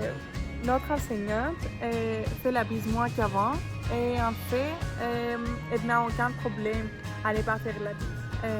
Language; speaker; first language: French; non-native, learner; Greek